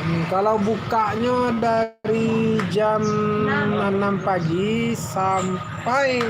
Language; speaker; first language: Indonesian; non-native, local second language; Minangkabau